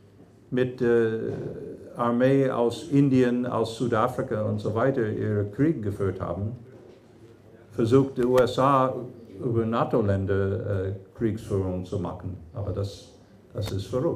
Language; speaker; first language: German; non-native, fluent; English